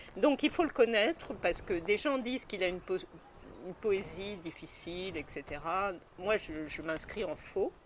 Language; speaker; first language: French; native; French